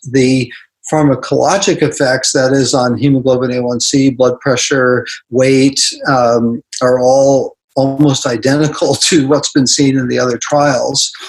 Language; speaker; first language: English; native; English